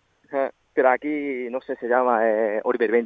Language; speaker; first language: Spanish; non-native, learner; Japanese